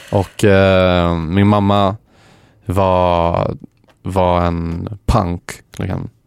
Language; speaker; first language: Swedish; native; Swedish